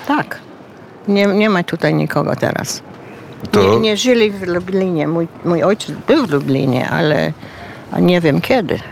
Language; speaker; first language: Polish; early bilingual, heritage; Polish